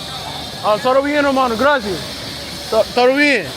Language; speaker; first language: Spanish; non-native, learner; English